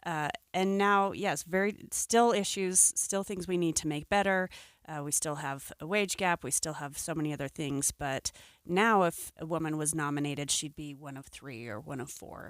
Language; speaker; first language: English; native; English